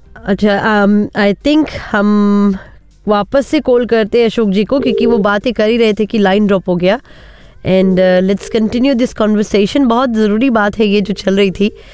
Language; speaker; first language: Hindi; native; Hindi